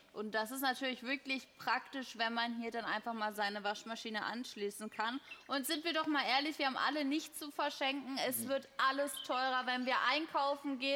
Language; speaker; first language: German; native; German